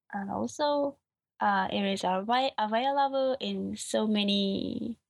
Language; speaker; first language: English; non-native, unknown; Japanese